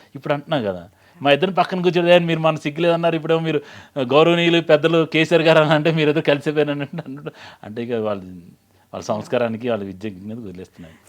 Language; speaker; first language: Telugu; native; Telugu